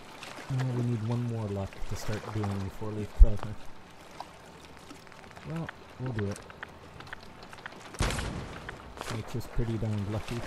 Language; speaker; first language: English; native; English